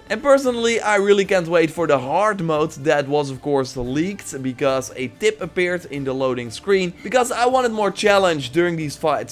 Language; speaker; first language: English; non-native, fluent; Dutch